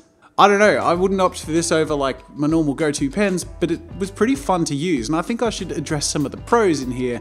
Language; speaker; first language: English; native; English